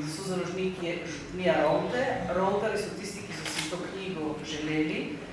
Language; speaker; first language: Slovenian; native; Slovenian